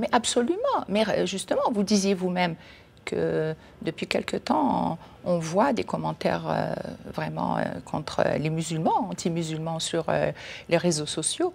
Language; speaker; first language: French; non-native, local second language; Kabyle